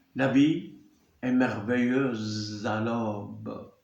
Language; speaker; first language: French; non-native, local second language; Arabic